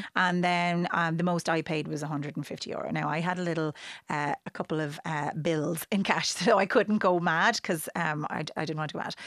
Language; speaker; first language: English; native; English